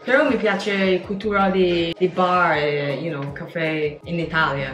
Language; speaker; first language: Italian; non-native, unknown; Chinese